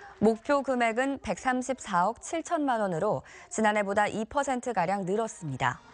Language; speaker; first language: Korean; native; Korean